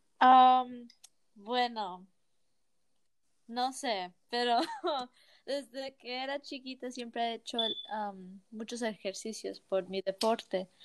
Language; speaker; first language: Spanish; early bilingual, heritage; Spanish